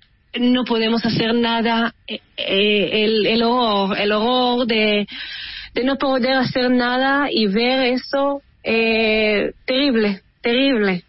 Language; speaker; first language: Spanish; early bilingual, heritage; Hebrew